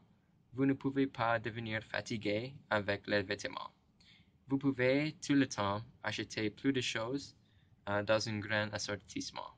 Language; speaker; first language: French; non-native, learner; English